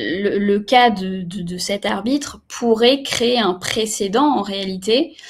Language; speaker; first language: French; native; French